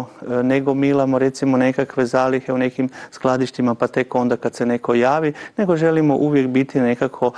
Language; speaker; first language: Croatian; native; Croatian